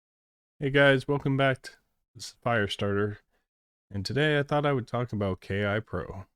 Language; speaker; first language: English; native; English